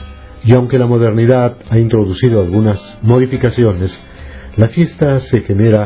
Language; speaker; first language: Spanish; native; Spanish